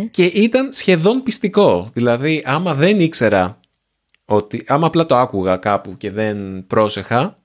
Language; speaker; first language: Greek; native; Greek